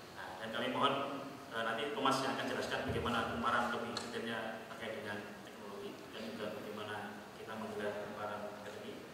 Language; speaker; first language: Indonesian; native; Indonesian